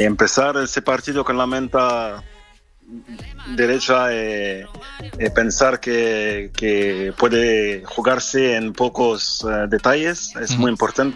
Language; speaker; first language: Spanish; non-native, learner; French